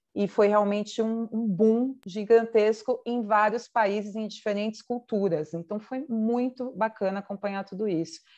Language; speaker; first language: Portuguese; native; Portuguese